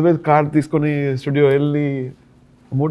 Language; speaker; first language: Telugu; non-native, learner; Tamil